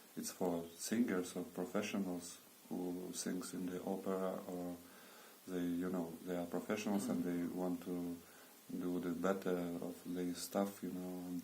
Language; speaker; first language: English; non-native, learner; Lithuanian